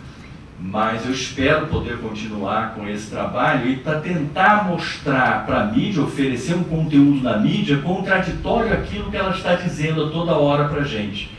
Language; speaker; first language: Portuguese; native; Portuguese